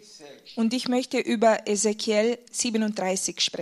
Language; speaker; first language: German; non-native, fluent; Portuguese